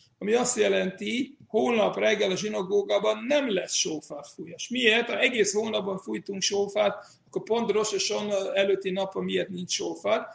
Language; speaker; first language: Hungarian; early bilingual, heritage; Hungarian